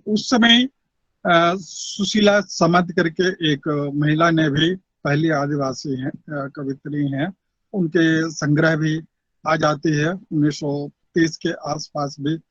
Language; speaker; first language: Hindi; non-native, local second language; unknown